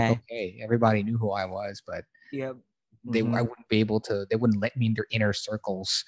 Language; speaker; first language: English; non-native, local second language; Filipino